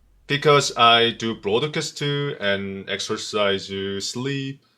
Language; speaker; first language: English; non-native, learner; Korean